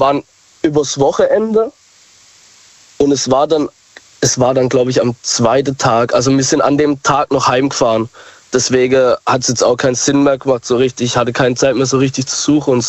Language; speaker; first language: German; native; German